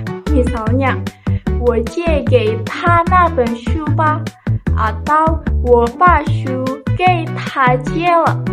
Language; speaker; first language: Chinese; non-native, learner; Indonesian